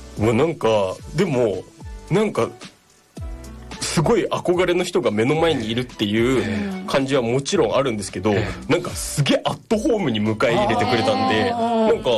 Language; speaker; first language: Japanese; native; Japanese